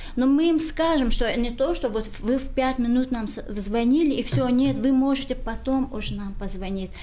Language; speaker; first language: Russian; non-native, local second language; Tajik